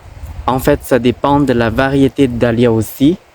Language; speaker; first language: French; non-native, fluent; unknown